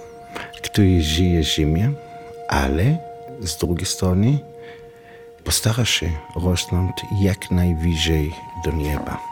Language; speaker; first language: Polish; non-native, learner; Hebrew